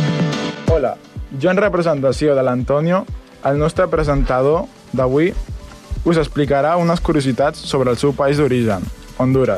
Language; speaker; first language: Catalan; non-native, learner; Spanish